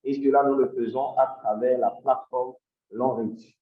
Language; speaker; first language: French; non-native, local second language; Yoruba